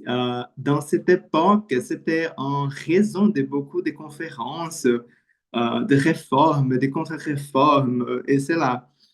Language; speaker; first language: French; non-native, learner; Portuguese